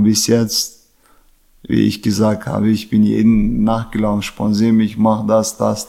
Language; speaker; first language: German; non-native, fluent; Chechen